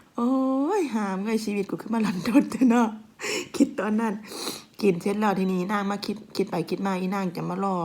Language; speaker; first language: Thai; native; Thai